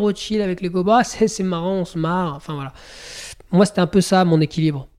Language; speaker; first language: French; native; French